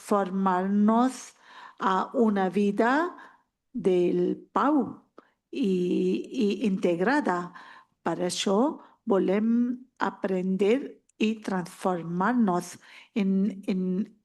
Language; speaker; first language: Spanish; non-native, learner; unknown